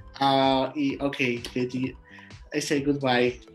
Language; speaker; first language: English; non-native, learner; Spanish